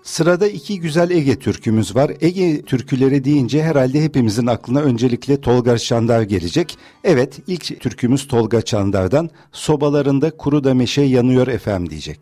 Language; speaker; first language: Turkish; native; Turkish